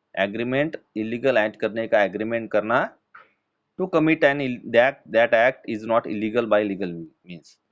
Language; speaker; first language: Hindi; non-native, local second language; Marathi